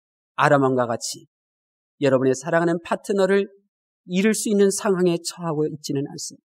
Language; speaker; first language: Korean; native; Korean